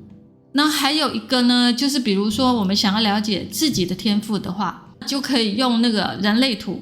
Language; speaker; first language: Chinese; native; Chinese